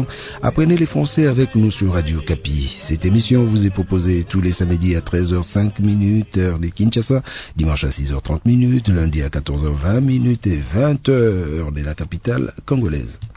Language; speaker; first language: French; native; French